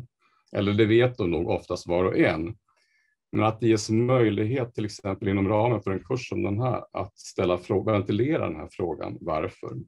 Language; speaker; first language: Swedish; native; Swedish